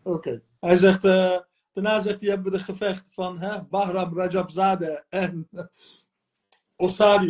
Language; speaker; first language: Dutch; early bilingual, other home language; Turkish